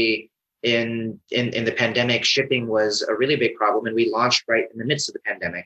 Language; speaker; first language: English; native; English